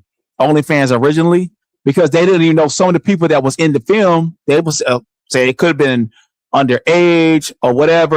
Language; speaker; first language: English; native; English